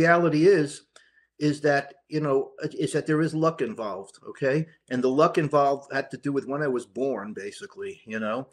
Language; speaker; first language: English; native; English